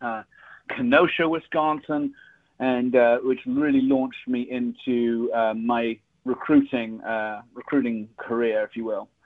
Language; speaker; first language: English; native; English